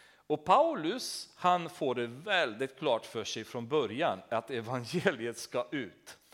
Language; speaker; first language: Swedish; non-native, fluent; Romanian